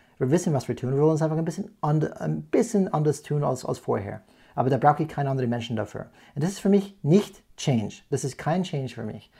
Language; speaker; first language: German; non-native, fluent; English